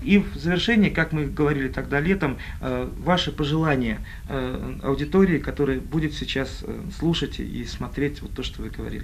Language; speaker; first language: Russian; native; Russian